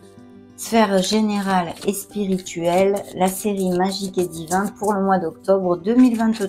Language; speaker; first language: French; native; French